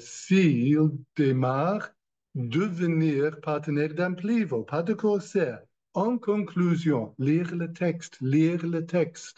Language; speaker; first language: French; non-native, learner; English